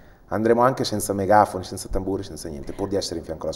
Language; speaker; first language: Italian; native; Italian